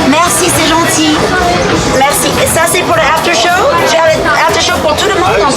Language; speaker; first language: French; non-native, fluent; English